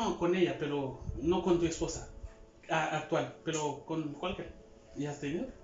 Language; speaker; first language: Spanish; non-native, learner; Haitian Creole